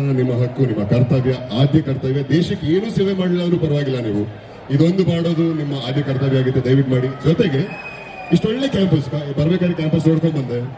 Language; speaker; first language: Kannada; native; Kannada